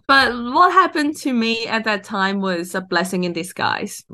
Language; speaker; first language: English; non-native, local second language; Cantonese